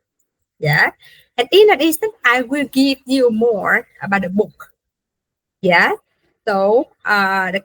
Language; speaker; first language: English; non-native, fluent; Vietnamese